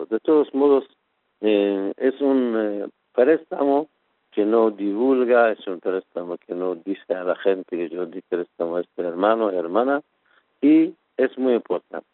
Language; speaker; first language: Spanish; non-native, fluent; Persian